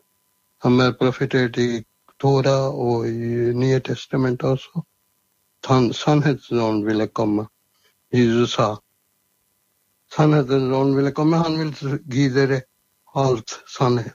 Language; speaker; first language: Norwegian; non-native, learner; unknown